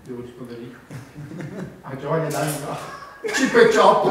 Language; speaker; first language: Italian; native; Italian